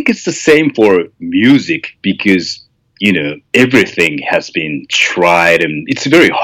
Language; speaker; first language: English; non-native, fluent; Japanese